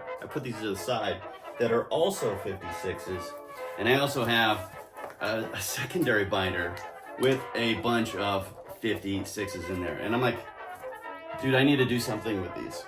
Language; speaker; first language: English; native; English